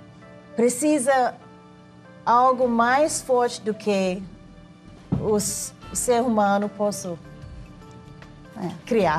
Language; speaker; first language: Portuguese; non-native, fluent; English